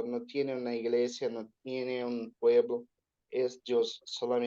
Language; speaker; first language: Spanish; non-native, learner; Portuguese